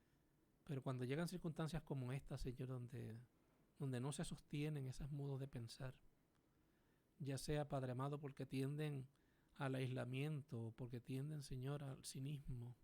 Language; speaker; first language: Spanish; native; Spanish